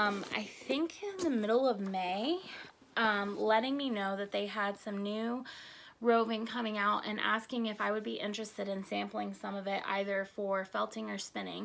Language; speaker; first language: English; native; English